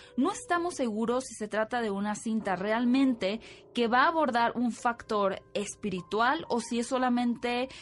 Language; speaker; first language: Spanish; native; Spanish